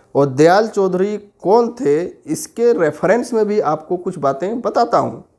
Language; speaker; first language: Hindi; native; Hindi